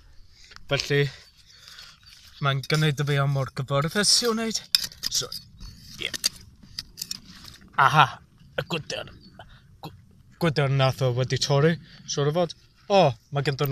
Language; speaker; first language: Welsh; non-native, local second language; English